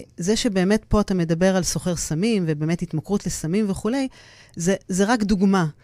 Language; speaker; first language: Hebrew; native; Hebrew